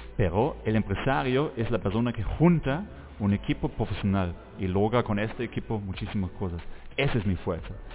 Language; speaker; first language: Spanish; non-native, fluent; German